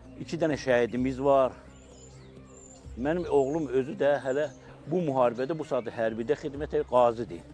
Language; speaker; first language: Azerbaijani; non-native, local second language; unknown